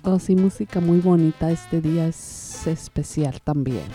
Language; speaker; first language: Spanish; native; Spanish